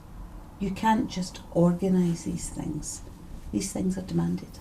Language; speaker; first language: English; native; English